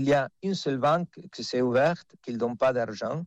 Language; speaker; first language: French; non-native, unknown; Spanish